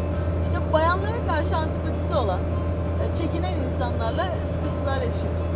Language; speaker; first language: Turkish; native; Turkish